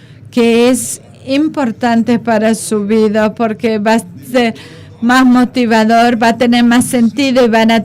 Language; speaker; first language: Spanish; non-native, fluent; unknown